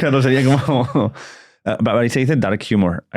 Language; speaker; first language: Spanish; native; Spanish